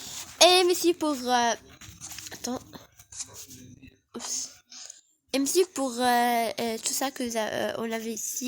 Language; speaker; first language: French; non-native, learner; Arabic